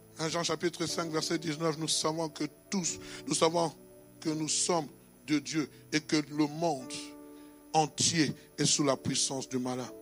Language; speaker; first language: French; non-native, local second language; Lingala